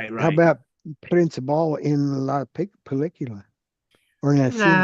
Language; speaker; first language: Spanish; non-native, learner; English